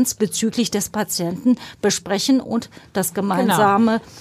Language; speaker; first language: German; non-native, fluent; Turkish